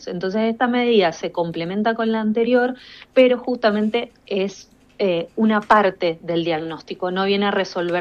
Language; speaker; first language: Spanish; native; Spanish